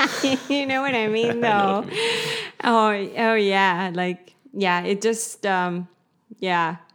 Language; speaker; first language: English; native; English